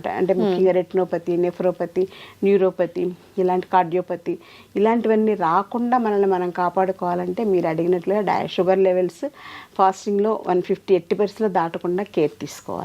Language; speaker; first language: Telugu; native; Telugu